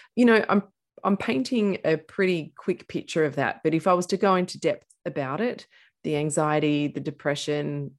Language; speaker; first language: English; native; English